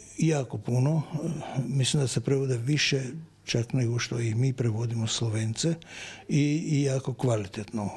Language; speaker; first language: Croatian; native; Croatian